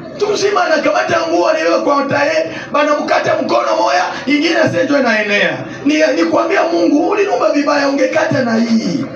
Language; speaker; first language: Swahili; non-native, local second language; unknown